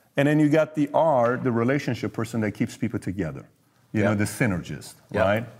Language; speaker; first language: English; early bilingual, other home language; Persian